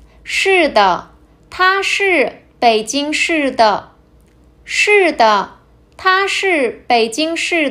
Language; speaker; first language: Chinese; non-native, fluent; Kazakh